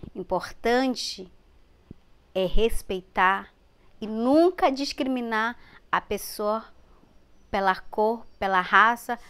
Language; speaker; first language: Portuguese; native; Portuguese